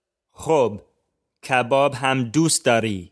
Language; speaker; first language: Persian; non-native, learner; English